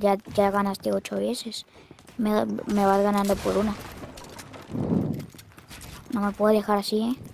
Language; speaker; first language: Spanish; native; Spanish